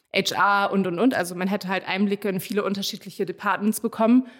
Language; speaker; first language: German; native; German